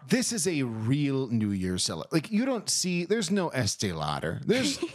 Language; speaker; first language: English; native; English